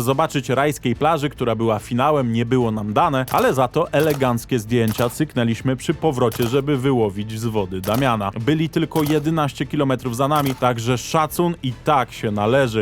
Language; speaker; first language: Polish; native; Polish